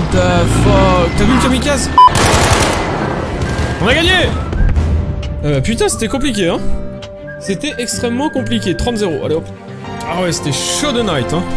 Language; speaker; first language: French; native; French